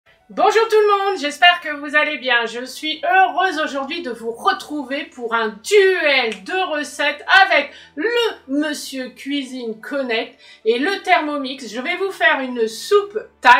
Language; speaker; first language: French; native; French